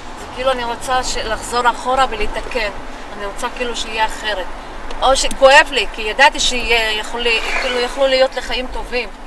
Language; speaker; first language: Hebrew; non-native, local second language; Arabic